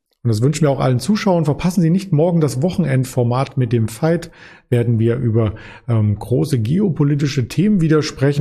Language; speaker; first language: German; native; German